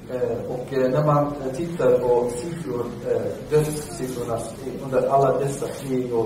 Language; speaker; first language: Swedish; early bilingual, other home language; Arabic